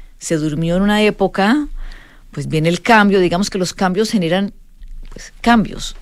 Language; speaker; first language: Spanish; native; Spanish